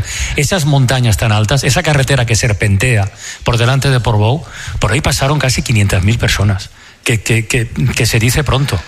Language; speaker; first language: Spanish; native; Spanish